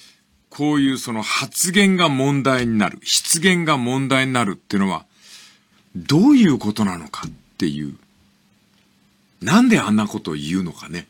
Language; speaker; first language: Japanese; native; Japanese